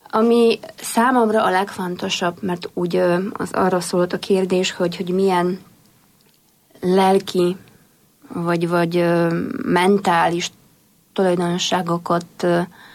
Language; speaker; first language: Hungarian; non-native, fluent; Polish